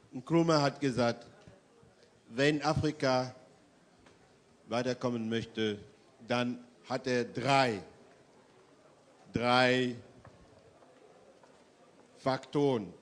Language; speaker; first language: German; non-native, fluent; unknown